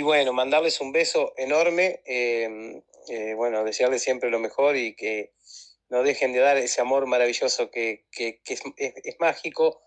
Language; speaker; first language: Spanish; native; Spanish